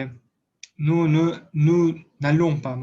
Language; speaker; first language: French; non-native, learner; Russian